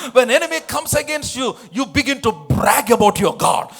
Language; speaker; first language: English; non-native, local second language; Telugu